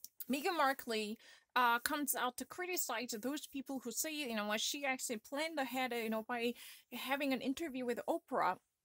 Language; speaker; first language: English; non-native, fluent; Korean